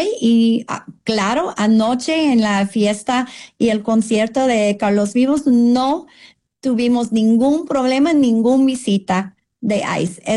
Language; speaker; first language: Spanish; non-native, fluent; English